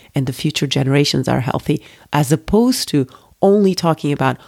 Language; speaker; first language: English; non-native, fluent; Turkish